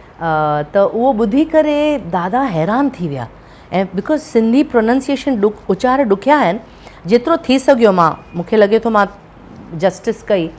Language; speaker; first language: Sindhi; early bilingual, heritage; Sindhi